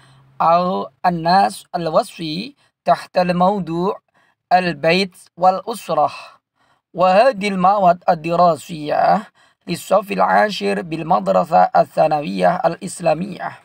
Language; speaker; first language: Arabic; non-native, fluent; Indonesian